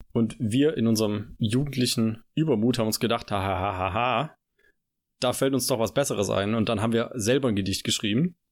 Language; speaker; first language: German; native; German